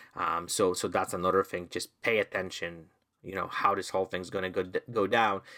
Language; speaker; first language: English; non-native, fluent; Polish